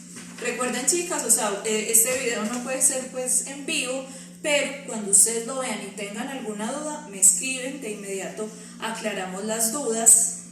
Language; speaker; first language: Spanish; native; Spanish